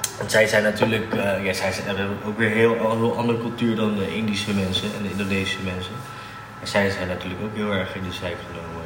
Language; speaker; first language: Dutch; native; Dutch